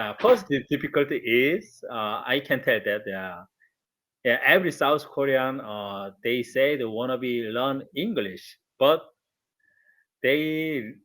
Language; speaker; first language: English; non-native, learner; Korean